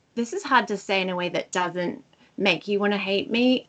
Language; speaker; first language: English; native; English